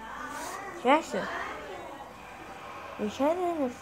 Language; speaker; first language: German; non-native, learner; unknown